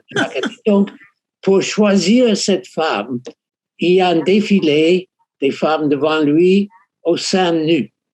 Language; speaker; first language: French; non-native, fluent; English